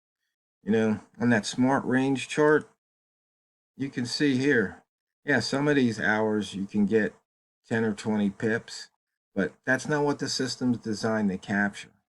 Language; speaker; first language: English; native; English